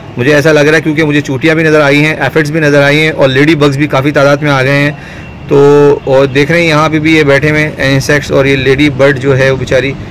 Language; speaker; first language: Urdu; native; Urdu